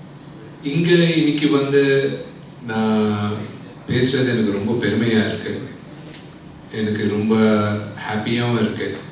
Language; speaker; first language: Tamil; non-native, local second language; Telugu